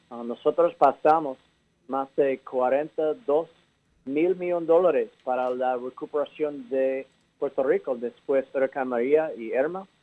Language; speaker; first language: Spanish; early bilingual, heritage; English